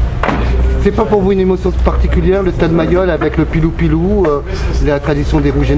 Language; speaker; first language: French; native; French